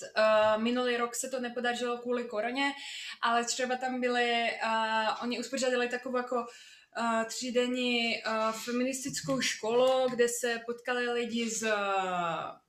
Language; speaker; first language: Czech; non-native, fluent; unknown